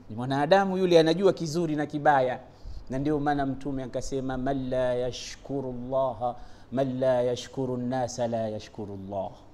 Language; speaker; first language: Swahili; native; Swahili